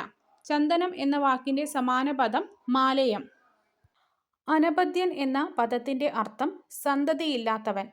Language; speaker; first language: Malayalam; native; Malayalam